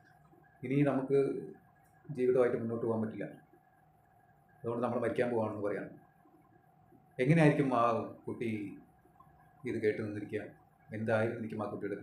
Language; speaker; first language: Malayalam; native; Malayalam